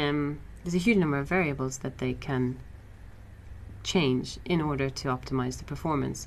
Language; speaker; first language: English; native; English